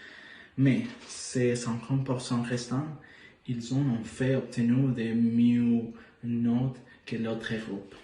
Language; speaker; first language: French; non-native, learner; Spanish